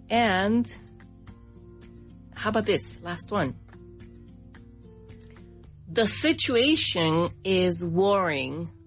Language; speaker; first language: English; non-native, fluent; Spanish